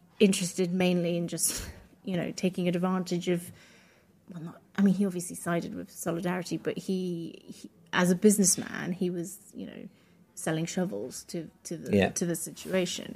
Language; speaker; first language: English; non-native, local second language; Polish